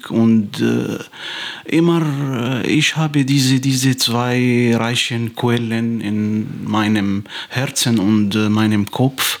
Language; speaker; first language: German; non-native, fluent; Arabic